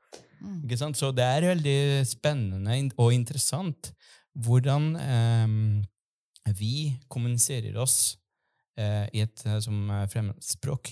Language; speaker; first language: Norwegian; non-native, fluent; Spanish